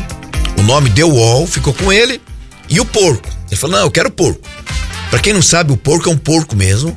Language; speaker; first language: Portuguese; native; Portuguese